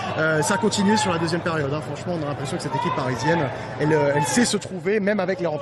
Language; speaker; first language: French; native; French